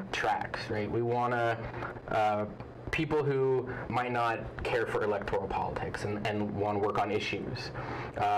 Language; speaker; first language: English; native; English